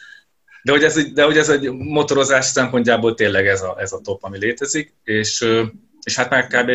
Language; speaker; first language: Hungarian; native; Hungarian